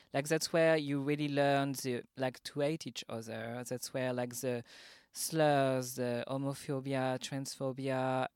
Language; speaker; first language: English; non-native, fluent; French